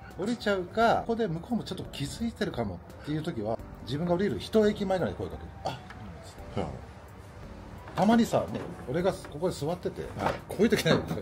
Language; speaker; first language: Japanese; native; Japanese